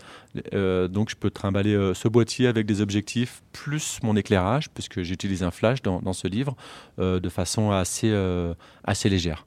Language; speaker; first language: French; native; French